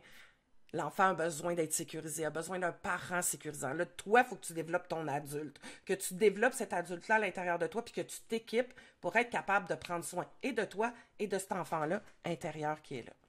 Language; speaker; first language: French; native; French